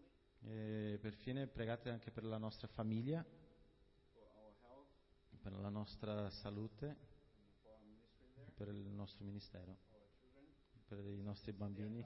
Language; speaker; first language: Italian; non-native, fluent; Portuguese